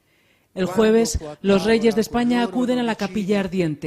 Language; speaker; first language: Spanish; native; Spanish